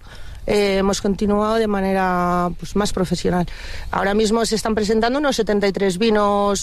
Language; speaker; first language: Spanish; native; Spanish